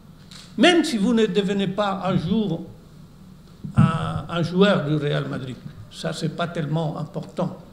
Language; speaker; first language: French; non-native, fluent; Spanish